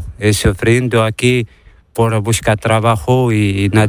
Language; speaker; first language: Spanish; non-native, learner; Arabic